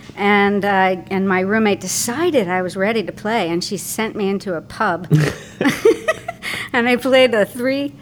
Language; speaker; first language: English; native; English